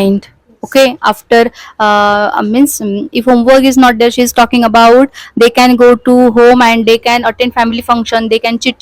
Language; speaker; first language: English; non-native, local second language; Marathi